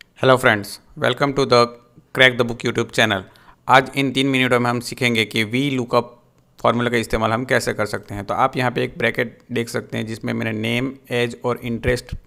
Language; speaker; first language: Hindi; non-native, local second language; Gujarati